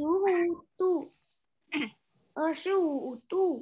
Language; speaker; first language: Chinese; non-native, learner; Vietnamese